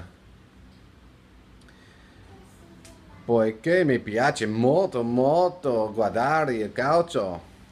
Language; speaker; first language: Italian; non-native, learner; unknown